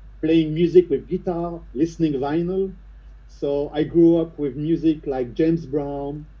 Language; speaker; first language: English; non-native, fluent; French